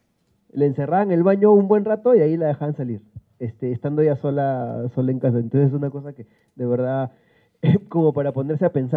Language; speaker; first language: Spanish; native; Spanish